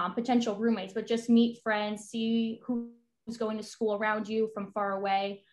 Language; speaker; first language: English; native; English